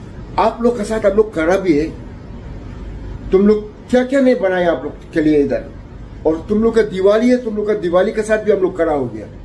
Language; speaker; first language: Hindi; non-native, fluent; Arabic